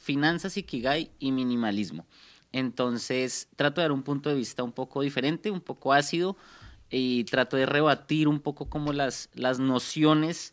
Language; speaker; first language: Spanish; native; Spanish